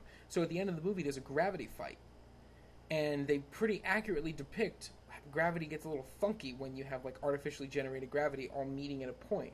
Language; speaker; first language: English; native; English